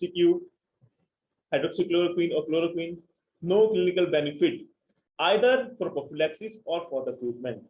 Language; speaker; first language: English; non-native, local second language; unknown